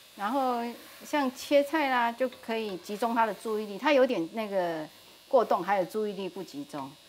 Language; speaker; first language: Chinese; native; Chinese